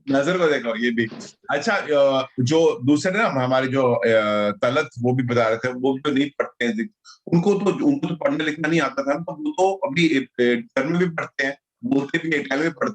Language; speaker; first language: Hindi; native; Hindi